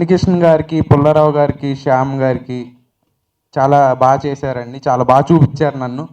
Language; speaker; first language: Telugu; native; Telugu